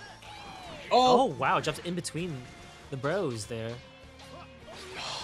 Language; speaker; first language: English; native; English